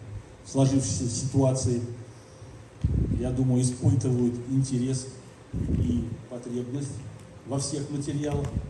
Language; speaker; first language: Russian; native; Russian